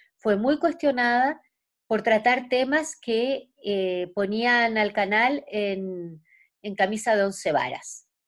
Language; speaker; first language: Spanish; native; Spanish